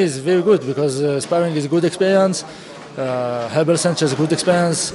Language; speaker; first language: English; non-native, learner; Russian